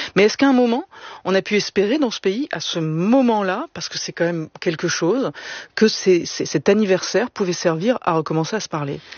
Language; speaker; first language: French; native; French